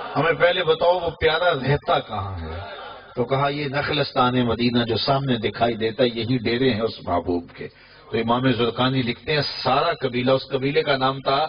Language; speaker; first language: Urdu; non-native, local second language; Punjabi